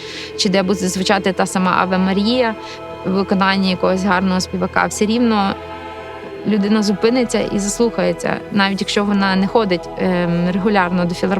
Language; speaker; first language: Ukrainian; native; Ukrainian